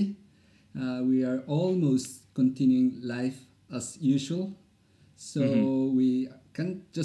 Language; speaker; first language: English; non-native, fluent; Spanish